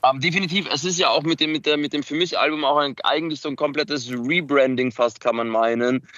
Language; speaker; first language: German; early bilingual, other home language; Macedonian